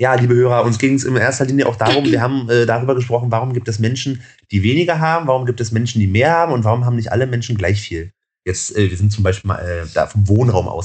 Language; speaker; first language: German; native; German